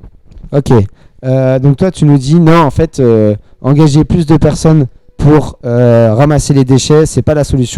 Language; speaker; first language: French; native; French